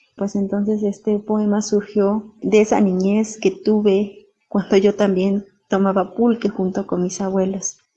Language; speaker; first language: Spanish; native; Spanish